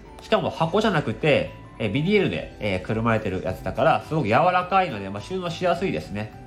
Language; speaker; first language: Japanese; native; Japanese